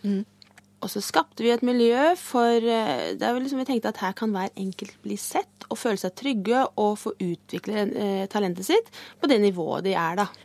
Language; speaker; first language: Norwegian; native; Norwegian